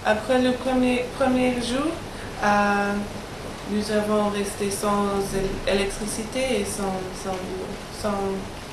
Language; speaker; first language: French; non-native, learner; English